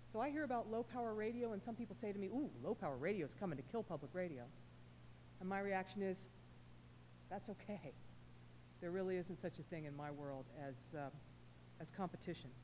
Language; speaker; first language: English; native; English